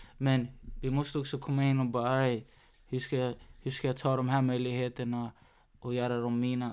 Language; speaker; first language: Swedish; early bilingual, other home language; Spanish